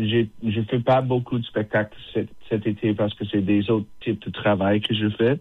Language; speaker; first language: French; non-native, fluent; English